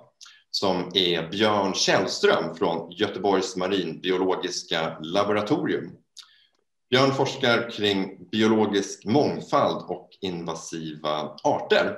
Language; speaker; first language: Swedish; native; Swedish